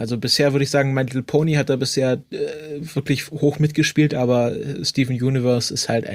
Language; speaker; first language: German; native; German